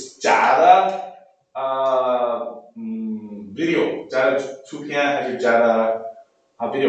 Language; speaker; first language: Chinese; non-native, learner; English